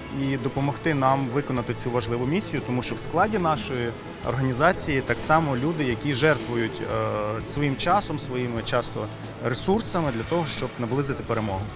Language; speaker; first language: Ukrainian; native; Ukrainian